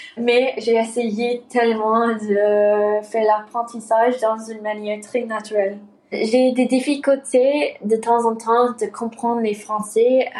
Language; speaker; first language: French; non-native, learner; English